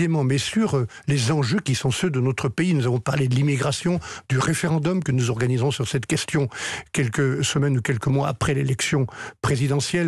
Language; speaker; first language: French; native; French